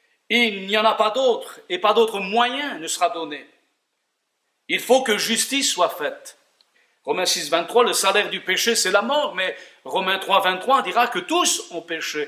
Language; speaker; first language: French; native; French